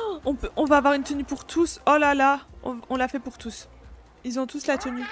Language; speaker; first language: French; native; French